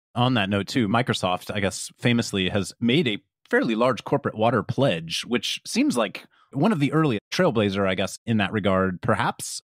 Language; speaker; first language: English; native; English